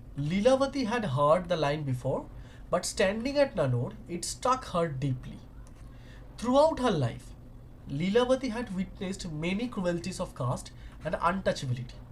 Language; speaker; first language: English; non-native, local second language; Bangla